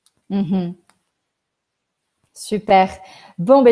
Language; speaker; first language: French; native; French